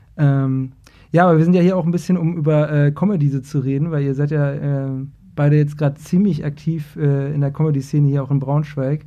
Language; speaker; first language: German; native; German